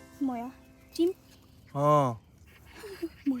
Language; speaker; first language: Korean; non-native, learner; Lao